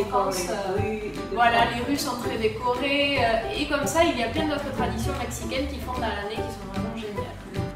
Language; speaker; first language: French; native; French